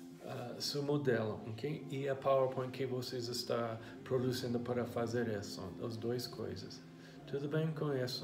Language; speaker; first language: Portuguese; non-native, fluent; English